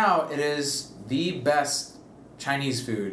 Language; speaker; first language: English; non-native, local second language; Filipino